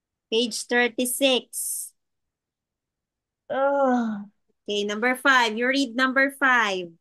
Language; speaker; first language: English; non-native, local second language; Filipino